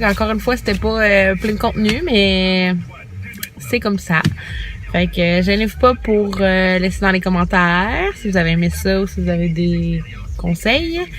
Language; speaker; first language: French; native; French